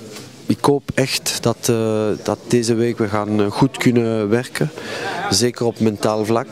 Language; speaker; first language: Dutch; non-native, local second language; French